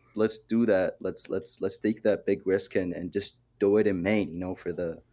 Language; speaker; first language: English; early bilingual, other home language; Arabic